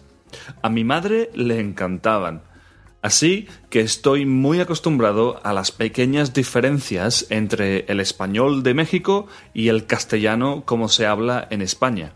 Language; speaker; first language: Spanish; native; Spanish